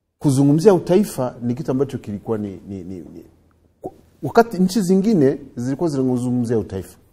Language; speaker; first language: Swahili; non-native, fluent; Kinyarwanda